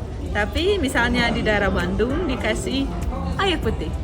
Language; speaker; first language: Indonesian; non-native, fluent; Russian